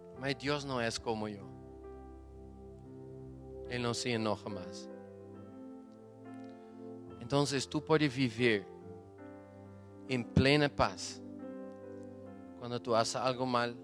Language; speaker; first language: Spanish; non-native, fluent; Portuguese